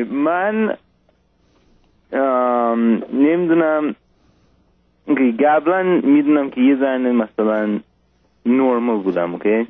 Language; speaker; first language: Persian; early bilingual, heritage; Persian